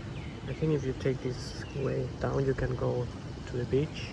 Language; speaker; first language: English; non-native, learner; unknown